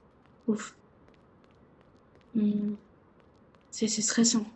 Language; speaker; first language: French; native; French